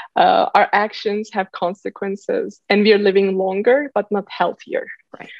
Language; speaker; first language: English; non-native, fluent; Turkish